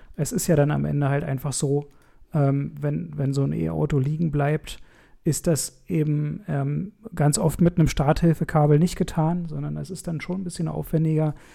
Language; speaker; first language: German; native; German